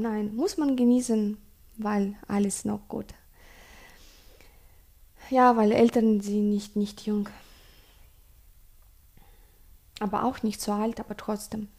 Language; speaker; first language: German; non-native, learner; Russian